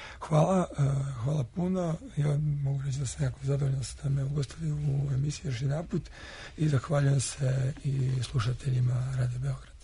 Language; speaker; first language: Croatian; native; Croatian